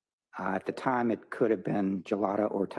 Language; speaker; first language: English; native; English